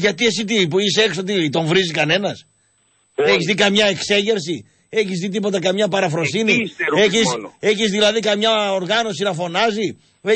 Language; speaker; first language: Greek; native; Greek